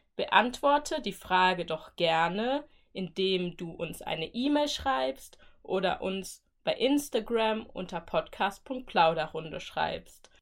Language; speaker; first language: German; native; German